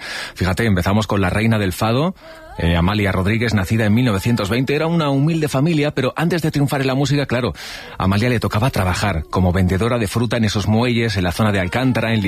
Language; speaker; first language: Spanish; native; Spanish